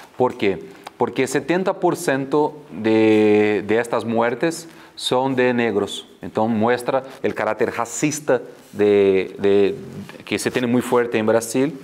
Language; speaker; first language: Spanish; non-native, fluent; Portuguese